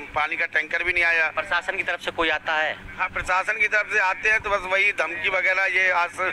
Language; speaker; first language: Hindi; native; Hindi